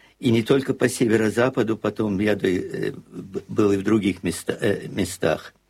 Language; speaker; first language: Russian; native; Russian